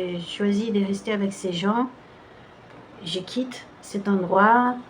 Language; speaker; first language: French; non-native, fluent; Portuguese